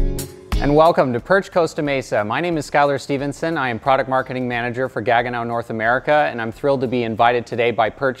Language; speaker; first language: English; native; English